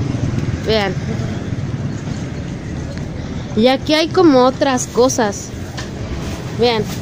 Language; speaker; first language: Spanish; native; Spanish